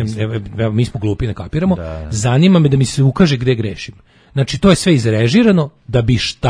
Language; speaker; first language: Serbian; native; Serbian